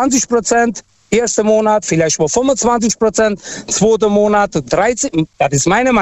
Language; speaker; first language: German; non-native, fluent; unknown